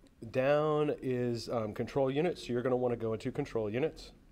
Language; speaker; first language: English; native; English